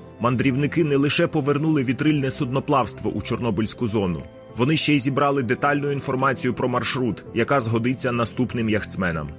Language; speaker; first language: Ukrainian; native; Ukrainian